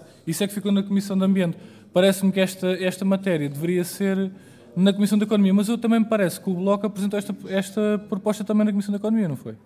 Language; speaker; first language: Portuguese; native; Portuguese